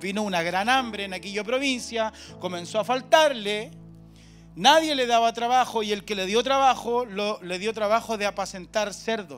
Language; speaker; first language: Spanish; native; Spanish